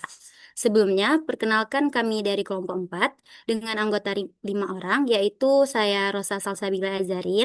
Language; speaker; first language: Indonesian; native; Indonesian